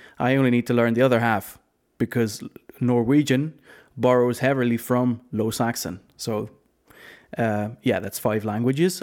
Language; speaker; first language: English; non-native, fluent; Low German